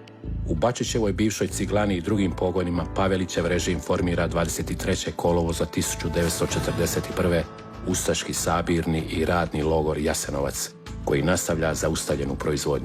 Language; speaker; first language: Croatian; native; Croatian